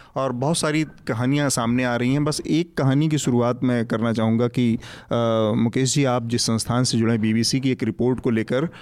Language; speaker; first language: Hindi; native; Hindi